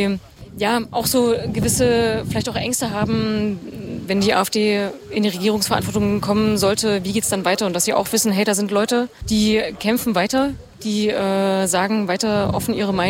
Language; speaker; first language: German; native; German